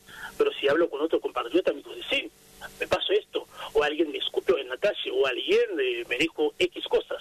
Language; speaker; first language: Spanish; non-native, fluent; Haitian Creole